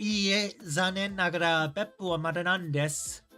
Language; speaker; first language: Japanese; non-native, learner; English